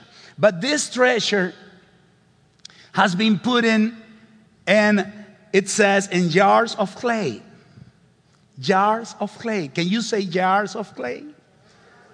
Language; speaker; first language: English; non-native, fluent; Spanish